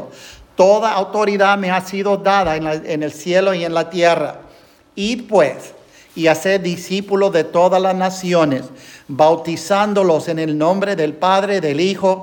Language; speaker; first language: Spanish; non-native, fluent; English